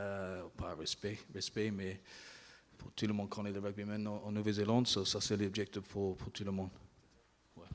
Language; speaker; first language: French; non-native, learner; English